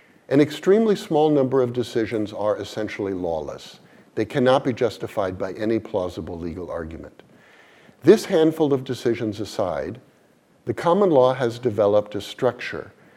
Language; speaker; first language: English; native; English